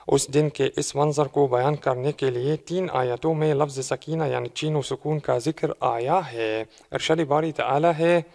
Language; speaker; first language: Urdu; non-native, fluent; Arabic